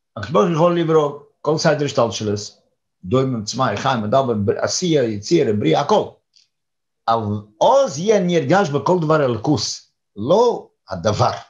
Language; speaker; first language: Hebrew; non-native, fluent; English